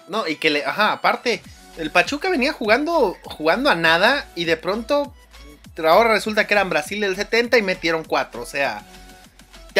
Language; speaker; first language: Spanish; native; Spanish